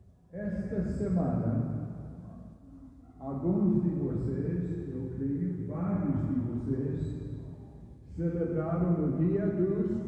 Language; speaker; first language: Portuguese; non-native, fluent; English